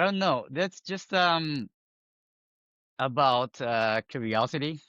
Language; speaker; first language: English; non-native, fluent; Japanese